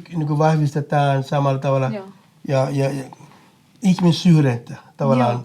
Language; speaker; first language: Finnish; non-native, fluent; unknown